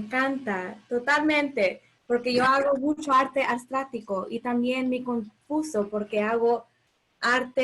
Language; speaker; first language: Spanish; early bilingual, heritage; English